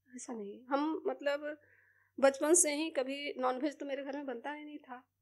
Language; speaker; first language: Hindi; native; Hindi